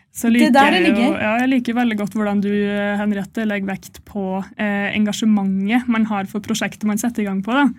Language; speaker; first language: Norwegian; native; Norwegian